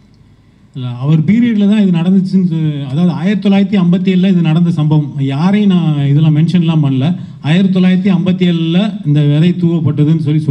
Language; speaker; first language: Tamil; native; Tamil